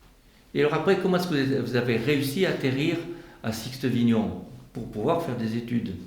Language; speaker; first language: French; native; French